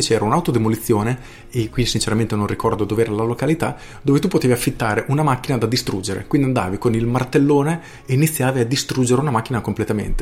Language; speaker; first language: Italian; native; Italian